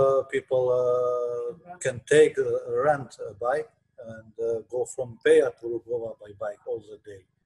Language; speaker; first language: English; non-native, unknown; Albanian